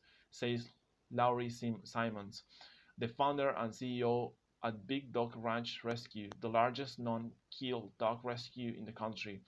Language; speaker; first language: English; non-native, fluent; Spanish